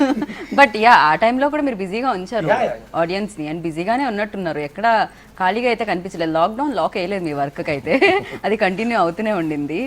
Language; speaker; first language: Telugu; native; Telugu